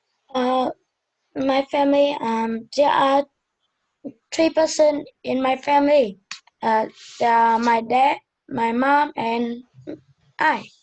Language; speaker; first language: English; non-native, learner; Vietnamese